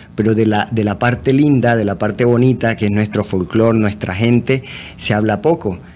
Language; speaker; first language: Spanish; native; Spanish